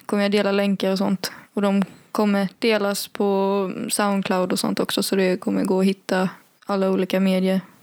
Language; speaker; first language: Swedish; native; Swedish